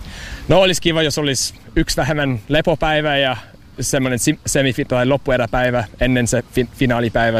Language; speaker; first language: Finnish; non-native, learner; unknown